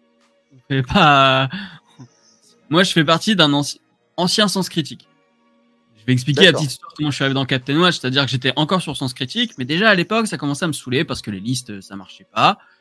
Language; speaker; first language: French; native; French